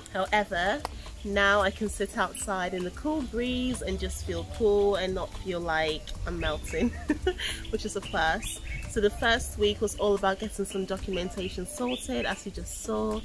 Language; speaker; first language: English; non-native, local second language; Akan